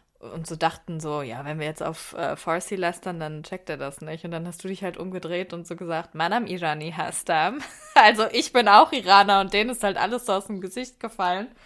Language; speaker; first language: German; early bilingual, other home language; Persian